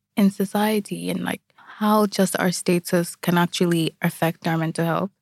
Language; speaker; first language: English; non-native, local second language; Igbo